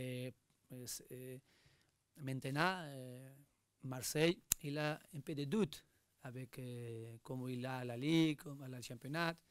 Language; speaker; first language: French; non-native, learner; Spanish